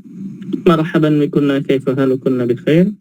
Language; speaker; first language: Arabic; non-native, fluent; Indonesian